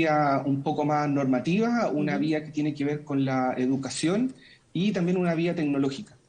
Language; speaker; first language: Spanish; native; Spanish